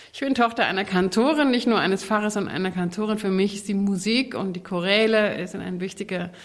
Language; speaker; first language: German; native; German